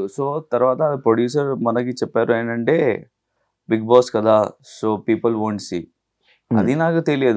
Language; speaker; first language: Telugu; non-native, learner; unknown